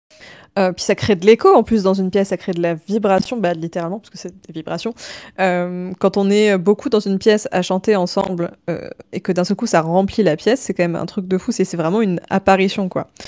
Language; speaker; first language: French; native; French